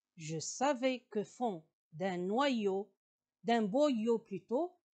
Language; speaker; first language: French; non-native, local second language; Arabic